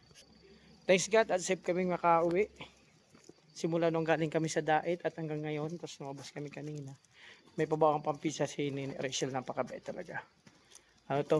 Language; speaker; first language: Filipino; non-native, local second language; Cebuano